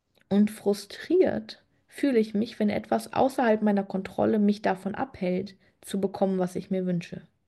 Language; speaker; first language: German; native; German